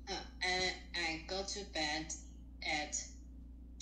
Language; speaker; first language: English; non-native, learner; Chinese